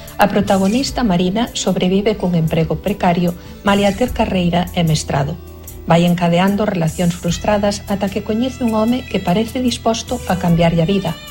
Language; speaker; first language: Galician; native; Galician